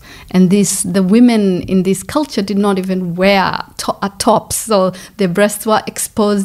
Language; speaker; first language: English; non-native, local second language; Somali